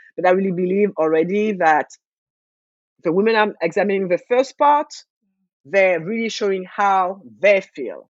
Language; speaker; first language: English; non-native, fluent; French